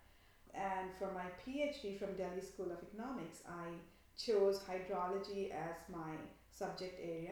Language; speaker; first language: English; non-native, local second language; Bangla